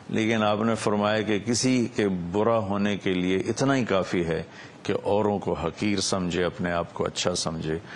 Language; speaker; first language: Urdu; non-native, local second language; Punjabi